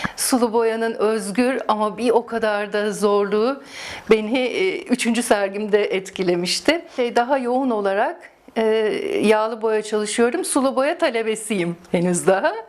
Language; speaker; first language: Turkish; early bilingual, heritage; Turkish